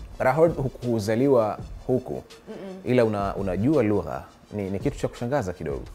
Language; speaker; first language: Swahili; native; Swahili